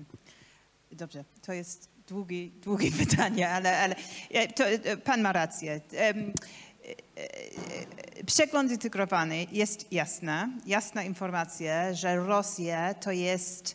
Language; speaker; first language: Polish; non-native, learner; English